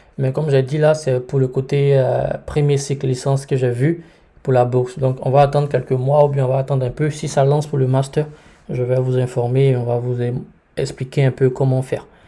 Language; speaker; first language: French; native; French